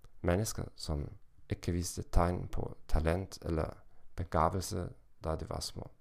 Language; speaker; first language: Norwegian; non-native, learner; German